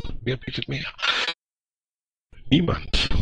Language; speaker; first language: German; native; German